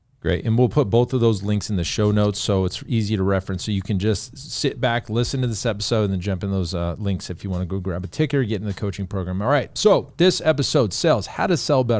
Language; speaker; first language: English; native; English